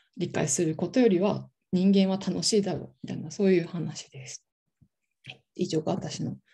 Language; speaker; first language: Japanese; native; Japanese